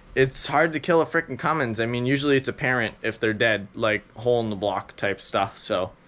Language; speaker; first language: English; native; English